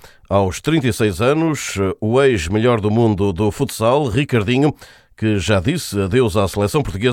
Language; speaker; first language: Portuguese; native; Portuguese